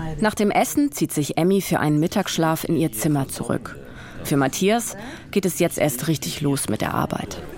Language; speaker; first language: German; native; German